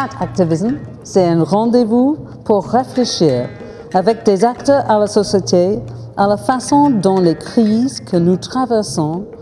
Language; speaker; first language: French; non-native, fluent; English